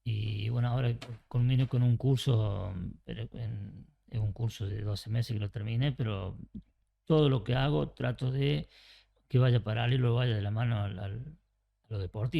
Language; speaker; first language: Spanish; native; Spanish